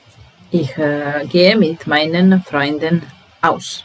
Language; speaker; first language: German; non-native, fluent; Italian